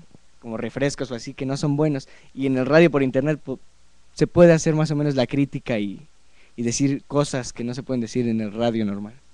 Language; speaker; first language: Spanish; native; Spanish